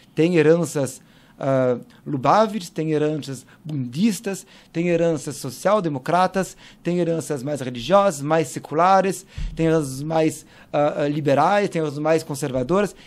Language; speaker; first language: Portuguese; non-native, fluent; French